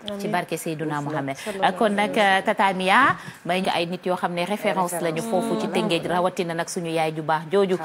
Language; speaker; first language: Wolof; native; Wolof